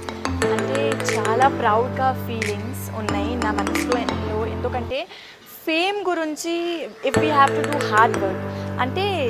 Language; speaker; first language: Telugu; non-native, local second language; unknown